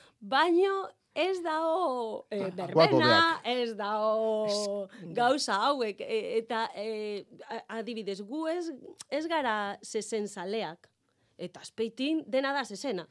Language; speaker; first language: Basque; non-native, learner; Galician